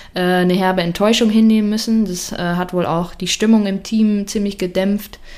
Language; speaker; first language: German; native; German